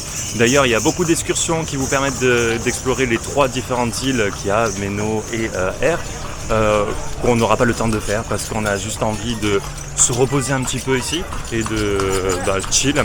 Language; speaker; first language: French; native; French